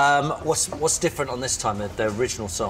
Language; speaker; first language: English; native; English